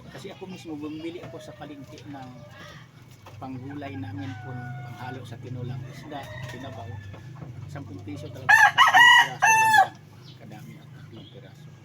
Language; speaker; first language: Filipino; non-native, local second language; Cebuano